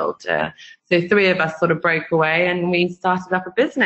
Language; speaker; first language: English; native; English